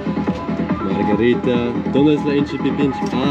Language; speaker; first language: Spanish; non-native, learner; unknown